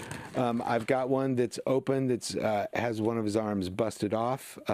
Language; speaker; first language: English; native; English